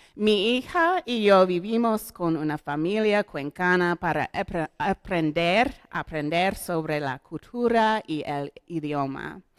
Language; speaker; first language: Spanish; non-native, learner; English